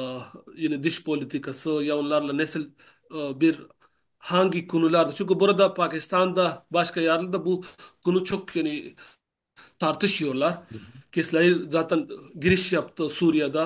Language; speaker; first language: Turkish; non-native, learner; Urdu